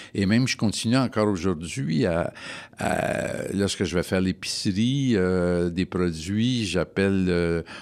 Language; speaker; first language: French; native; French